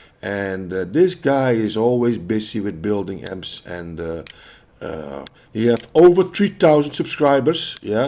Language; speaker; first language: English; non-native, fluent; Dutch